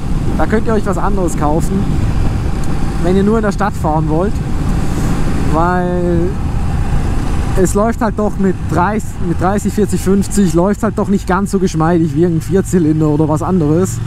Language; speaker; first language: German; native; German